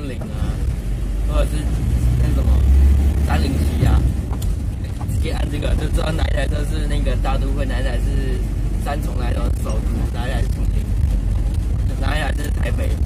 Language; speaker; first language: Chinese; native; Chinese